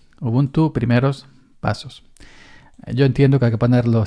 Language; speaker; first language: Spanish; native; Spanish